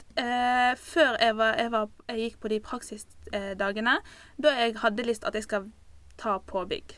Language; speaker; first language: Norwegian; non-native, fluent; Arabic